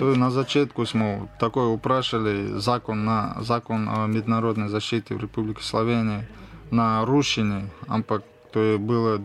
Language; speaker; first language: Slovenian; non-native, learner; Russian